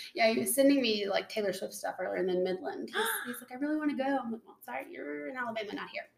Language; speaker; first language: English; native; English